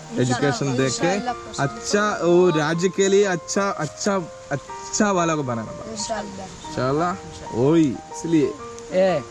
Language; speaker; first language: Hindi; non-native, local second language; Malayalam